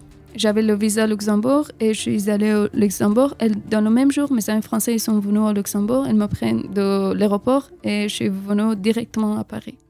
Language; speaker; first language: French; non-native, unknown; Persian